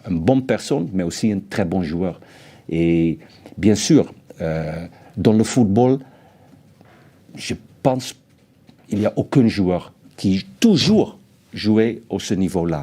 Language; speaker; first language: French; non-native, fluent; Dutch